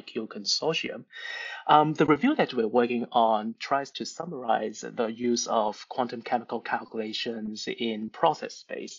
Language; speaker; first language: English; non-native, local second language; Cantonese